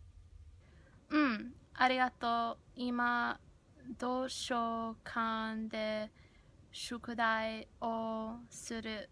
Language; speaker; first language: Japanese; non-native, learner; English